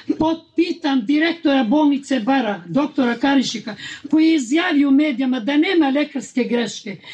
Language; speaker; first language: Croatian; non-native, local second language; Albanian